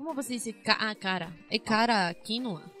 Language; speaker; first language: Portuguese; non-native, learner; Spanish